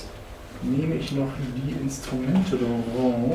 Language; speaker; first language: German; native; German